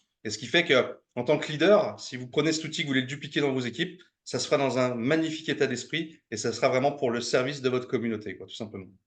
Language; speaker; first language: French; native; French